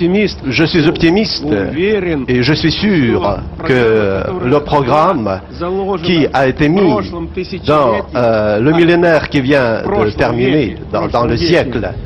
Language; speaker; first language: French; non-native, fluent; Russian